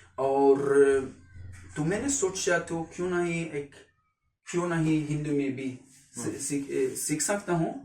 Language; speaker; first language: Hindi; non-native, learner; Swedish